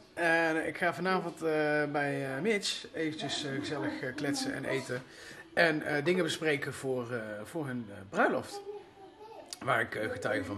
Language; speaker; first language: Dutch; native; Dutch